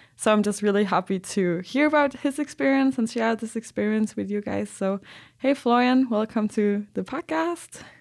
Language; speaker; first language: English; non-native, fluent; Danish